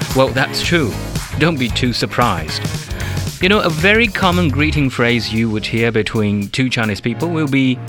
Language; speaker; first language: English; non-native, fluent; Chinese